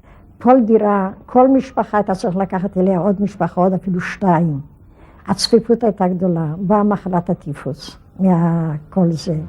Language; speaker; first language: Hebrew; non-native, fluent; Polish